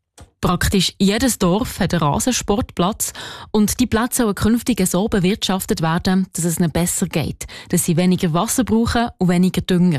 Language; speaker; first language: German; native; German